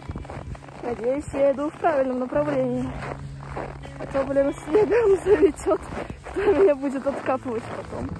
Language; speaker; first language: Russian; native; Russian